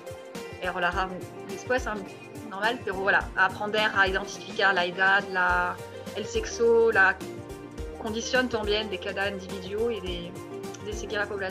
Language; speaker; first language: Spanish; non-native, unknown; French